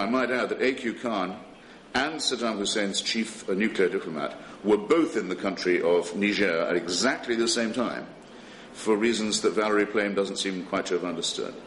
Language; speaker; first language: English; native; English